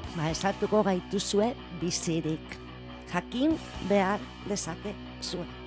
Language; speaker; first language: Basque; non-native, local second language; Spanish